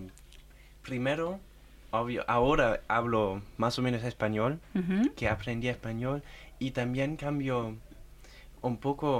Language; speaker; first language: Spanish; non-native, fluent; German